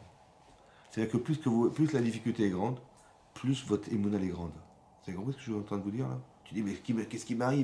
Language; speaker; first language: French; native; French